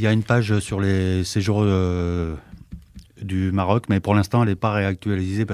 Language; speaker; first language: French; native; French